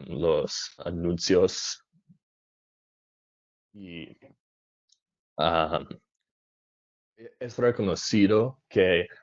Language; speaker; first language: Spanish; non-native, learner; English